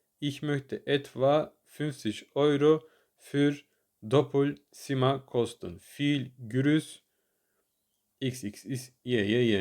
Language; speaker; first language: German; non-native, learner; Turkish